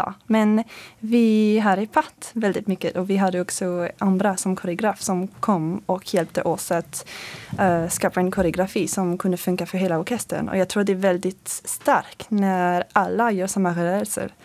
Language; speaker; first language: Swedish; non-native, fluent; French